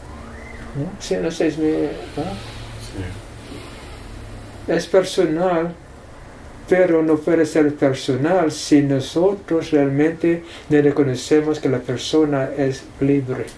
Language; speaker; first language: Spanish; non-native, fluent; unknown